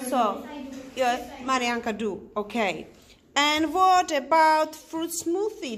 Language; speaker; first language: English; non-native, fluent; Czech